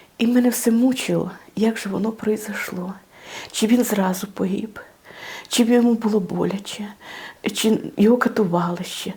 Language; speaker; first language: Ukrainian; native; Ukrainian